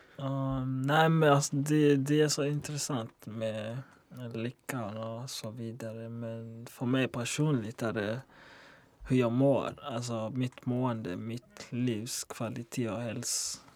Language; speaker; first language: Swedish; non-native, local second language; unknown